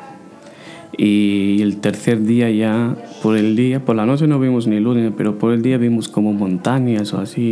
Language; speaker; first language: Spanish; non-native, fluent; Arabic